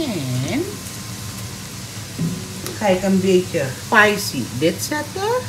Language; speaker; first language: Dutch; non-native, local second language; Caribbean Hindustani